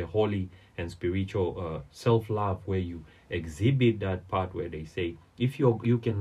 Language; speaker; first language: English; non-native, local second language; Swahili